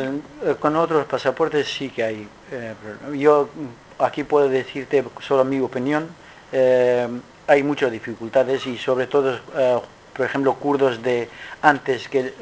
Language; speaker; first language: Spanish; non-native, learner; Kurdish